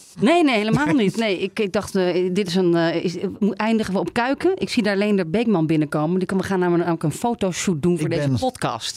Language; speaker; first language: Dutch; native; Dutch